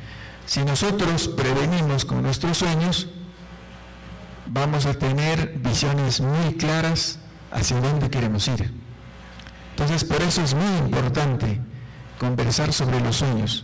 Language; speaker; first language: Spanish; non-native, local second language; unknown